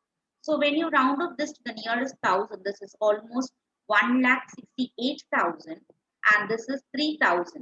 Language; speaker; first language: English; non-native, local second language; Tamil